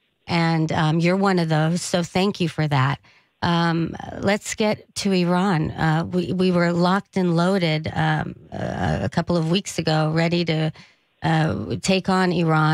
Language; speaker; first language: English; early bilingual, other home language; Persian